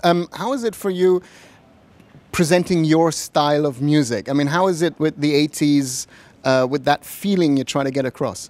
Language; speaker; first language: English; non-native, fluent; German